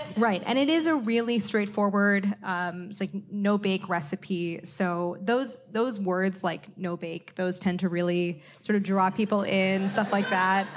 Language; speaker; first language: English; native; English